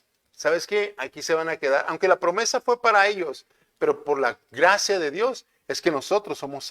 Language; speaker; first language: Spanish; native; Spanish